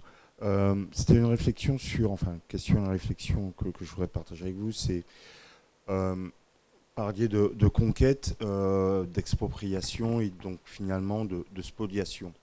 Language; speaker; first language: French; native; French